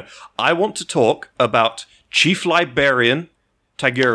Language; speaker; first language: English; native; English